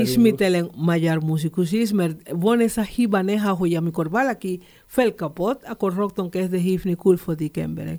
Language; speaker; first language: Hungarian; non-native, learner; Spanish